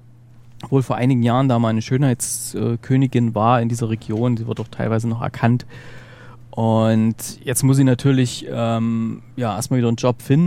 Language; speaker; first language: German; native; German